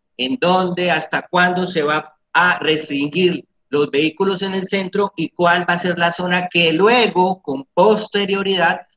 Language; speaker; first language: Spanish; native; Spanish